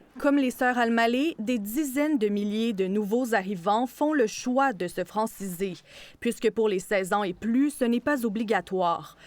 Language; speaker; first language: French; native; French